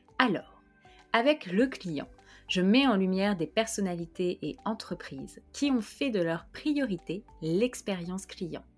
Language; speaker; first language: French; native; French